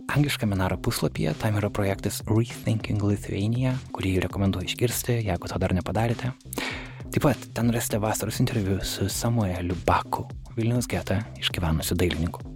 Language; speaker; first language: Lithuanian; native; Lithuanian